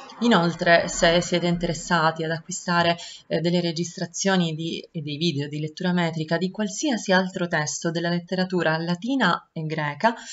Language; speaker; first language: Italian; native; Italian